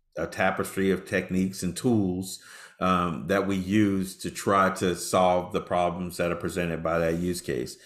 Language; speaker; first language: English; native; English